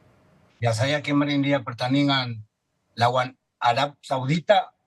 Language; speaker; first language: Indonesian; non-native, fluent; Spanish